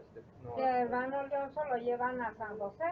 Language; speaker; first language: Spanish; native; Spanish